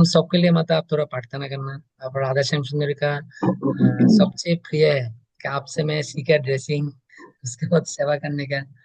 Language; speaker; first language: Hindi; non-native, learner; Bangla